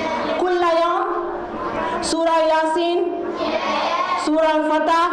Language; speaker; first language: Arabic; non-native, learner; Urdu